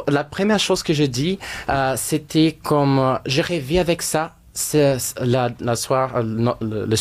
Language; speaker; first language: French; non-native, fluent; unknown